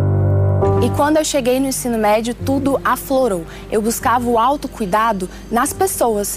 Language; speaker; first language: Portuguese; early bilingual, other home language; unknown